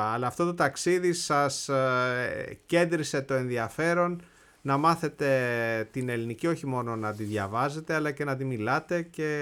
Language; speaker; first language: Greek; native; Greek